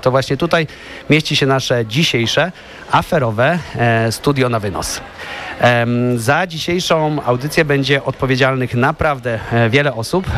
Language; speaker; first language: Polish; native; Polish